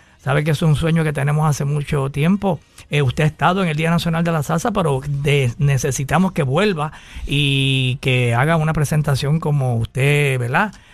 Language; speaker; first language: Spanish; native; Spanish